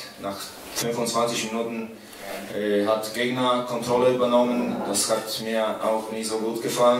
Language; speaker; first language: German; non-native, fluent; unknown